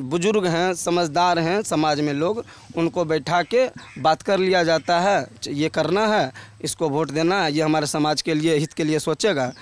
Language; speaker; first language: Hindi; native; Hindi